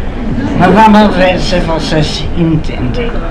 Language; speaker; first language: Portuguese; non-native, fluent; Polish